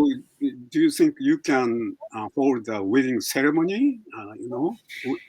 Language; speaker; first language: English; non-native, fluent; Japanese